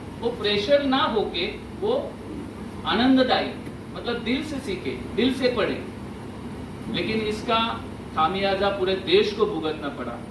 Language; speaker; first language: Hindi; non-native, local second language; Marathi